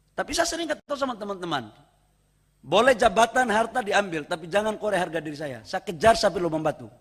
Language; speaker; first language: Indonesian; native; Indonesian